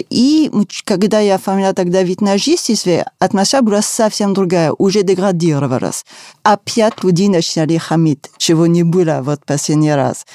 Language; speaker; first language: Russian; non-native, fluent; French